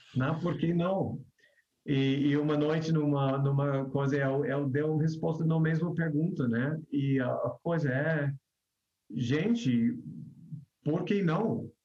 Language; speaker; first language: Portuguese; non-native, fluent; English